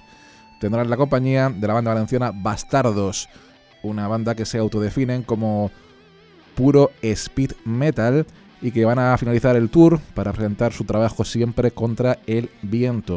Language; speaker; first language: Spanish; native; Spanish